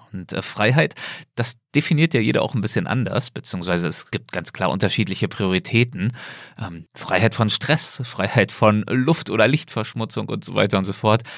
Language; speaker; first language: German; native; German